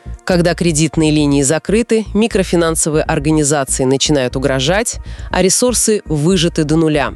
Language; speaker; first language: Russian; native; Russian